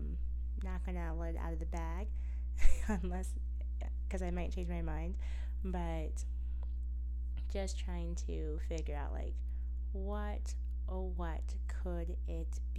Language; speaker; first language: English; native; English